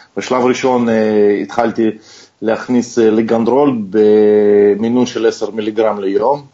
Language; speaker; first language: Hebrew; non-native, fluent; Russian